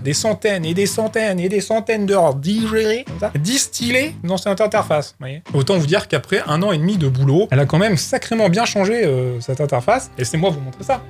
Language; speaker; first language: French; native; French